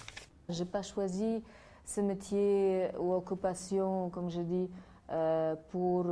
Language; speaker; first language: French; non-native, fluent; Polish